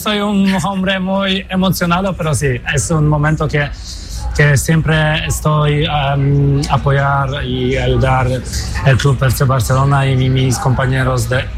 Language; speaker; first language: Spanish; non-native, fluent; Polish